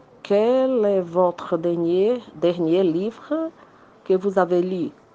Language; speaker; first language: French; non-native, learner; Portuguese